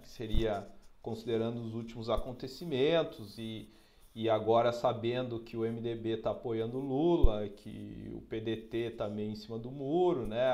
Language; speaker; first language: Portuguese; native; Portuguese